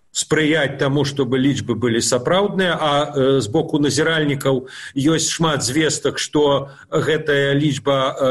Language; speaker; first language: Belarusian; non-native, local second language; Russian